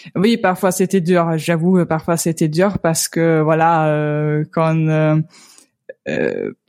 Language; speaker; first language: French; non-native, fluent; Hungarian